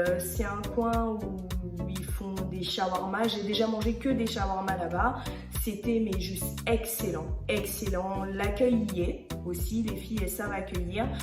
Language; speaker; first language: French; early bilingual, other home language; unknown